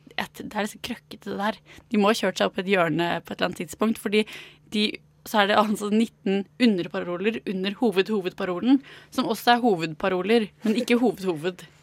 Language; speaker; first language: Norwegian; native; Norwegian